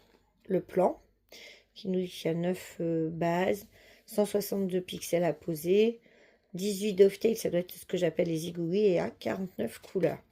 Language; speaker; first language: French; native; French